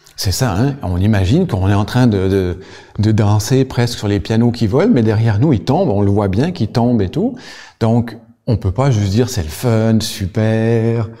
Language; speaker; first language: French; native; French